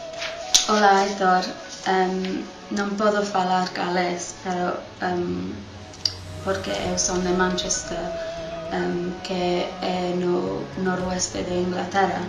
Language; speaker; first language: Spanish; non-native, learner; English